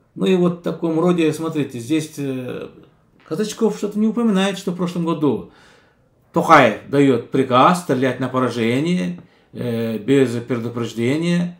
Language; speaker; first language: Russian; non-native, local second language; Kazakh